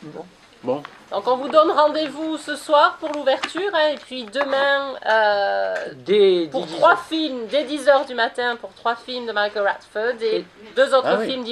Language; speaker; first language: French; native; French